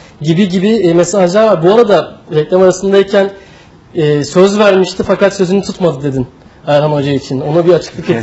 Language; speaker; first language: Turkish; native; Turkish